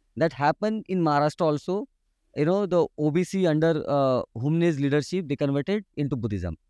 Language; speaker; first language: English; non-native, local second language; Marathi